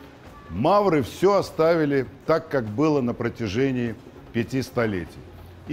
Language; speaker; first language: Russian; native; Russian